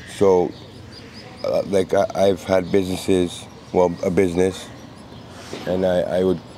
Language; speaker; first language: English; native; English